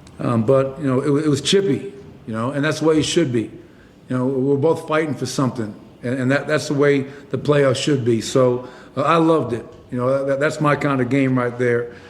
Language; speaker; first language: English; native; English